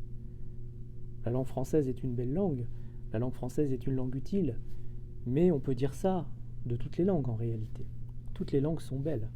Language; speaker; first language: French; native; French